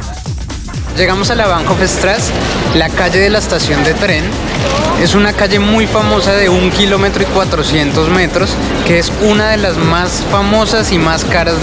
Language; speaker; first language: Spanish; native; Spanish